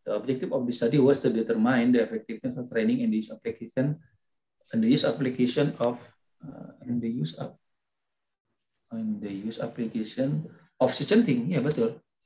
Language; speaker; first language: English; non-native, fluent; Indonesian